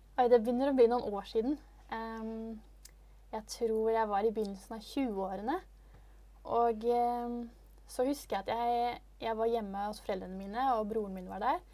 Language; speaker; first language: Norwegian; native; Norwegian